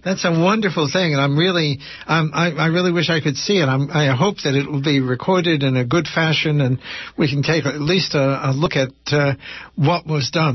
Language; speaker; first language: English; native; English